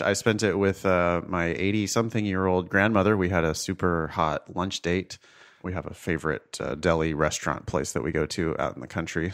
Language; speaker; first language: English; native; English